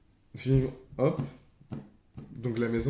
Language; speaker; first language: French; native; French